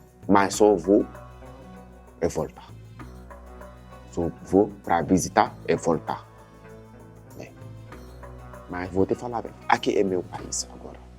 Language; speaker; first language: Portuguese; non-native, learner; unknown